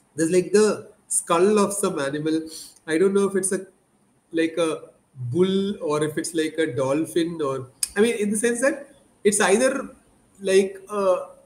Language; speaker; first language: English; non-native, local second language; Malayalam